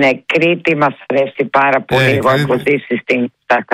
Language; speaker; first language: Greek; early bilingual, heritage; Greek